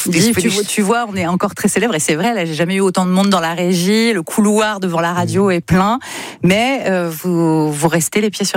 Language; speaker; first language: French; native; French